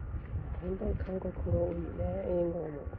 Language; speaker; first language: Japanese; non-native, fluent; Chinese